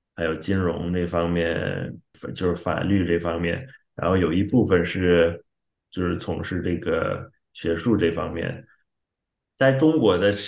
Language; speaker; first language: Chinese; non-native, fluent; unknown